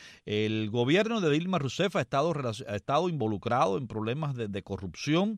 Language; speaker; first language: Spanish; native; Spanish